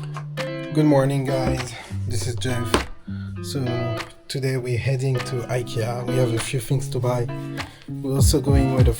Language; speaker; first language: English; non-native, fluent; French